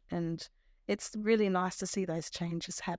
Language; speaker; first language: English; native; English